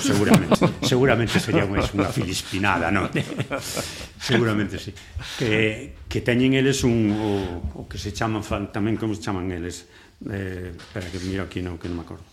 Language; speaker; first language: Galician; native; Galician